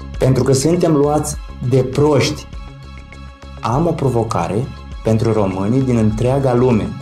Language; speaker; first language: Romanian; native; Romanian